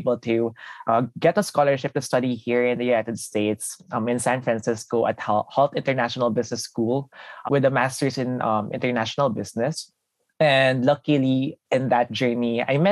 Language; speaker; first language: English; non-native, local second language; Filipino